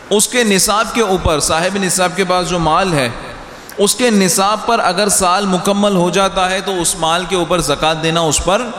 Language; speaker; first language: Urdu; native; Urdu